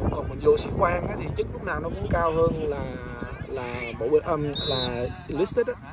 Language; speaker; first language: Vietnamese; early bilingual, heritage; Vietnamese